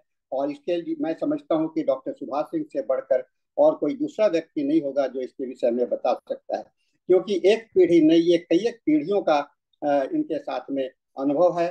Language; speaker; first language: Hindi; native; Hindi